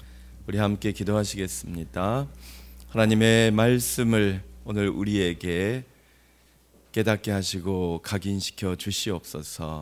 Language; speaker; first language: Korean; native; Korean